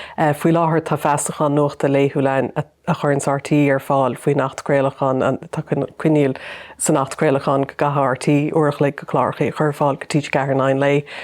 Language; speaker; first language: Irish; native; Irish